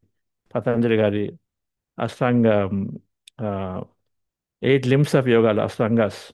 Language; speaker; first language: Telugu; native; Telugu